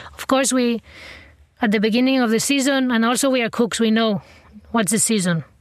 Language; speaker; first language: English; non-native, fluent; Spanish